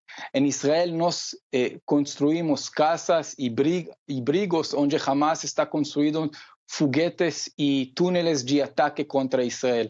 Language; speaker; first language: Portuguese; non-native, fluent; Hebrew